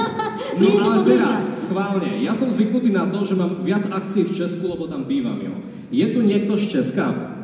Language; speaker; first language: Slovak; native; Slovak